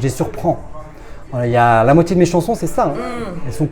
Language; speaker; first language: French; native; French